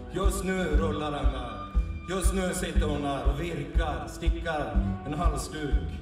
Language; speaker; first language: Swedish; native; Swedish